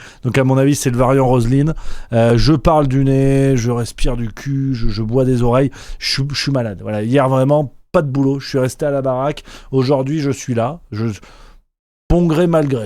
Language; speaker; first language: French; native; French